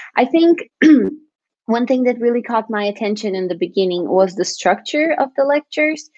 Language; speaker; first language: English; non-native, fluent; Portuguese